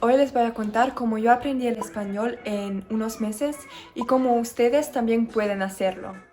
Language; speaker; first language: Spanish; non-native, fluent; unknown